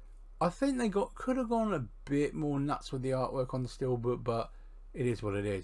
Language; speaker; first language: English; native; English